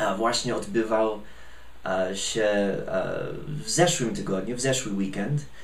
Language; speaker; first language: Polish; non-native, fluent; English